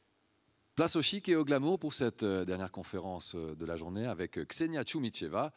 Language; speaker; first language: French; native; French